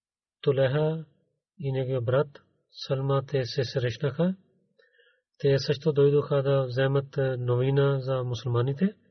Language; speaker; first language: Bulgarian; non-native, learner; Urdu